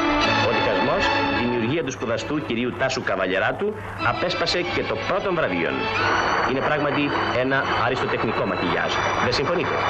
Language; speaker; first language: Greek; native; Greek